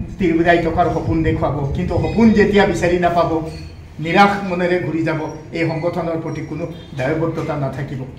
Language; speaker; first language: Assamese; non-native, local second language; Mising